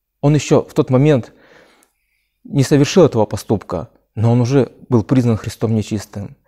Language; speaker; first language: Russian; native; Russian